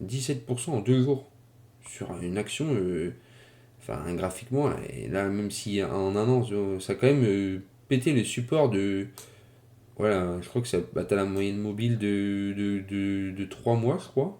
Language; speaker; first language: French; native; French